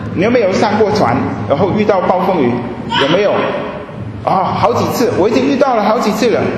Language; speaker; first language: Chinese; non-native, fluent; German